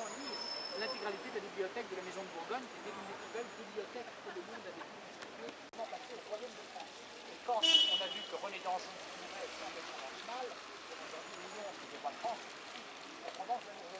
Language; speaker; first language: French; native; French